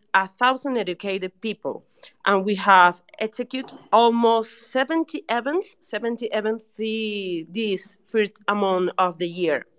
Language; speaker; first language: English; non-native, learner; Spanish